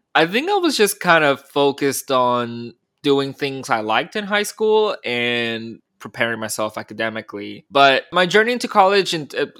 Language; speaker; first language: English; early bilingual, other home language; Spanish